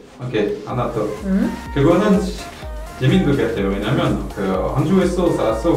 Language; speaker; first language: Korean; non-native, learner; French